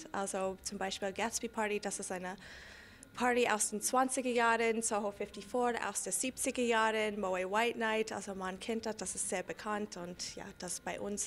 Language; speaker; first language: German; non-native, fluent; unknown